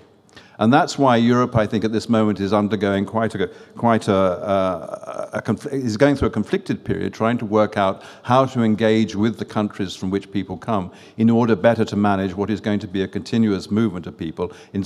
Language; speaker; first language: English; non-native, fluent; French